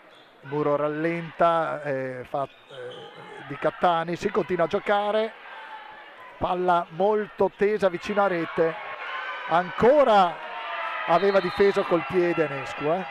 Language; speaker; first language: Italian; native; Italian